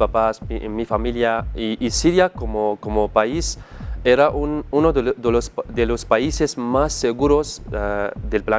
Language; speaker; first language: Spanish; non-native, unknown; Arabic